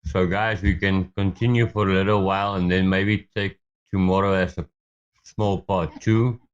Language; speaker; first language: English; non-native, local second language; Afrikaans